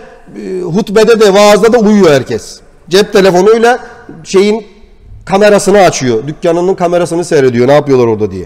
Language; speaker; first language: Turkish; native; Turkish